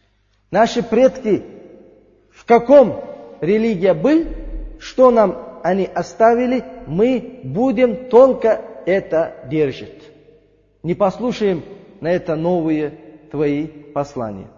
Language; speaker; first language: Russian; non-native, learner; Uzbek